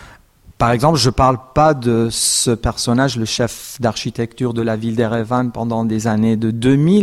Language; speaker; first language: French; non-native, fluent; Armenian